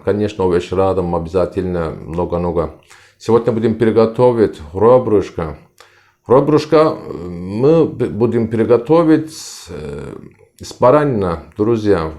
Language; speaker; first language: Russian; non-native, learner; Turkish